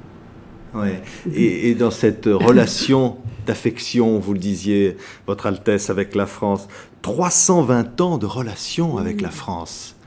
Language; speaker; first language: French; native; French